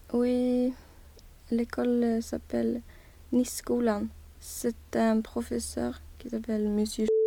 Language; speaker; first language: French; non-native, learner; Swedish